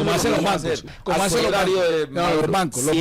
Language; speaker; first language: Spanish; native; Spanish